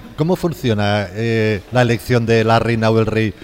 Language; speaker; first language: Spanish; non-native, local second language; Catalan